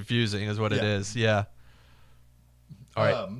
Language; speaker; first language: English; native; English